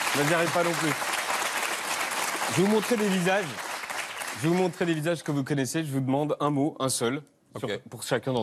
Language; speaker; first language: French; native; French